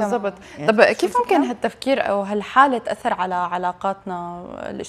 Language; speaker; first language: Arabic; native; Arabic